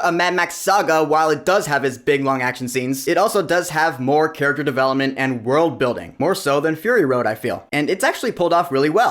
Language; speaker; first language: English; native; English